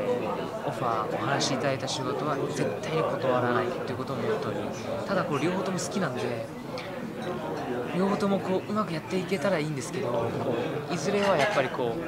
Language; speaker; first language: Japanese; early bilingual, other home language; Burmese